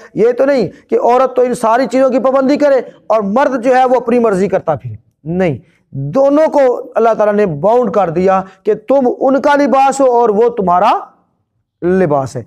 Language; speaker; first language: Urdu; non-native, local second language; Punjabi